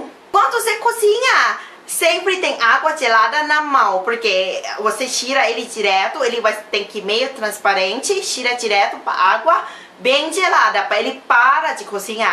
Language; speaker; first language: Portuguese; non-native, learner; Thai